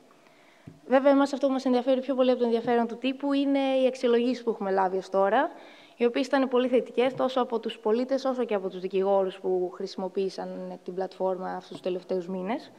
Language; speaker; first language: Greek; native; Greek